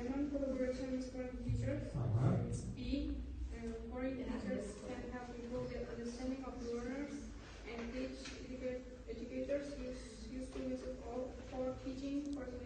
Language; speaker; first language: English; non-native, learner; Uzbek